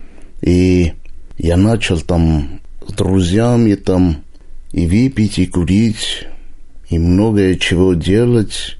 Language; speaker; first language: Russian; non-native, local second language; Armenian